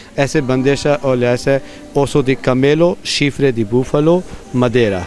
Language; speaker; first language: Portuguese; non-native, learner; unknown